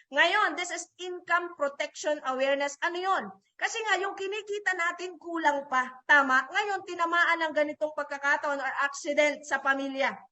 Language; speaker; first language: Filipino; native; Filipino